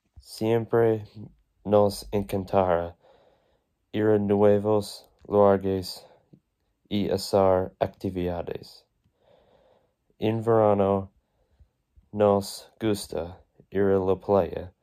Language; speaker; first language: Spanish; non-native, learner; English